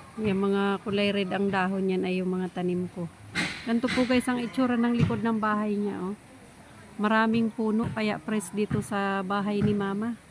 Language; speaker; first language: Filipino; non-native, local second language; Bikol